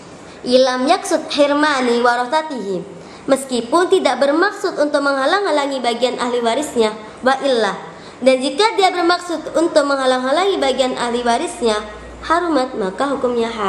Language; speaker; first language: Indonesian; native; Indonesian